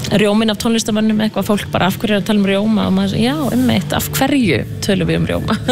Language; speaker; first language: Icelandic; native; Icelandic